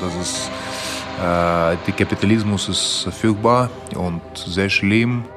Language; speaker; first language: German; non-native, fluent; Russian